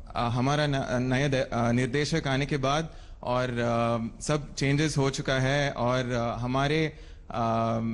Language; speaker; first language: Hindi; non-native, local second language; Kannada